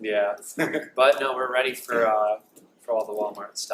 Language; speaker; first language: English; native; English